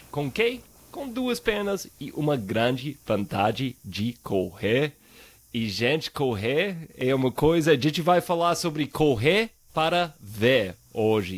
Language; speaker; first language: Portuguese; non-native, fluent; English